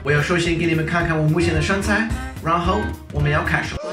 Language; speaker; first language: Chinese; non-native, fluent; English